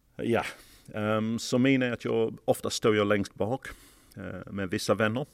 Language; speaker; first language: Swedish; non-native, fluent; English